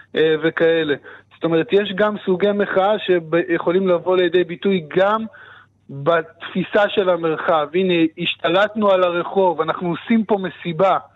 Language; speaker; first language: Hebrew; native; Hebrew